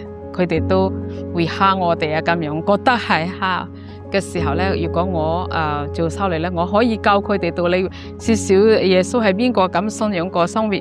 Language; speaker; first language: Cantonese; non-native, fluent; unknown